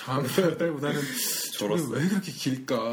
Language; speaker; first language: Korean; native; Korean